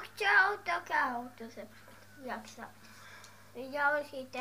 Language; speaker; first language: Polish; early bilingual, heritage; Dutch